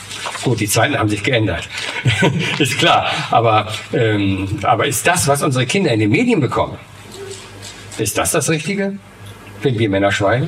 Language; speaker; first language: German; native; German